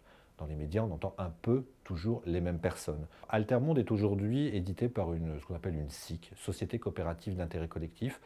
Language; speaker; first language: French; native; French